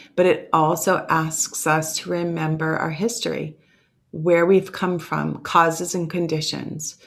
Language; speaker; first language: English; early bilingual, other home language; Italian